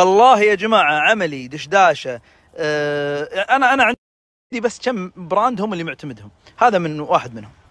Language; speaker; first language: Arabic; native; Arabic